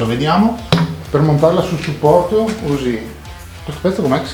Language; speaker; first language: Italian; native; Italian